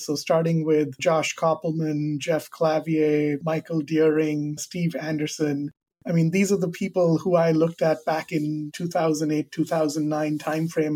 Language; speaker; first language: English; non-native, local second language; Hindi